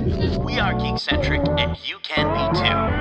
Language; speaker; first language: English; native; English